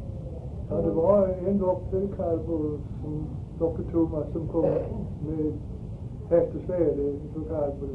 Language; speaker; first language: Swedish; early bilingual, heritage; Swedish